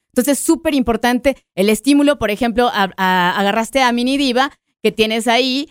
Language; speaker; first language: Spanish; native; Spanish